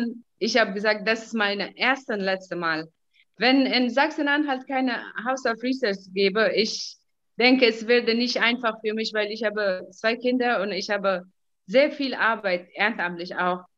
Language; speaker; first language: German; non-native, fluent; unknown